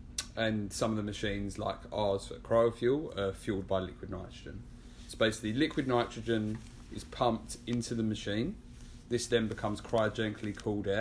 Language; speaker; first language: English; native; English